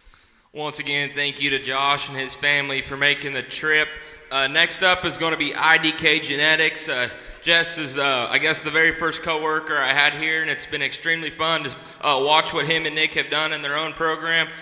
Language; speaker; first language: English; native; English